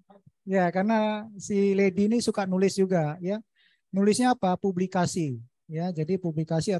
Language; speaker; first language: Indonesian; native; Indonesian